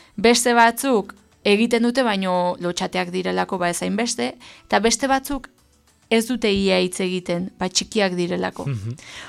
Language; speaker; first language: Basque; native; Basque